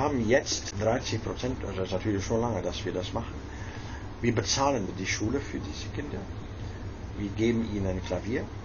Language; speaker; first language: German; non-native, fluent; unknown